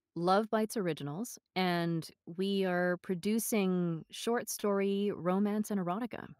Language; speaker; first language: English; native; English